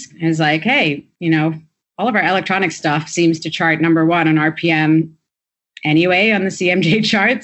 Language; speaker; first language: English; native; English